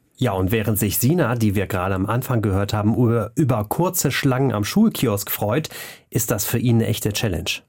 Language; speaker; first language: German; native; German